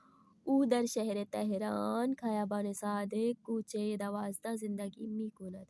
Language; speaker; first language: Persian; non-native, fluent; Urdu